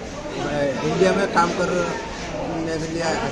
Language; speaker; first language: Hindi; non-native, learner; Rohingya